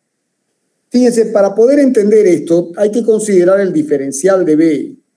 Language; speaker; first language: Spanish; native; Spanish